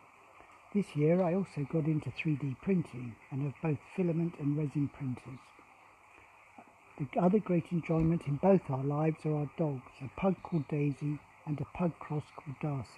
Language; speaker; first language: English; native; English